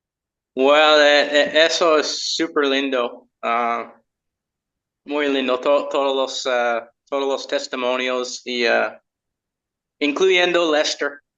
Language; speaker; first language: Spanish; non-native, learner; English